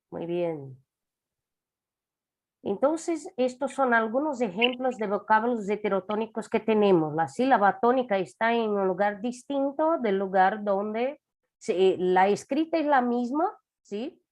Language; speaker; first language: Spanish; non-native, fluent; Portuguese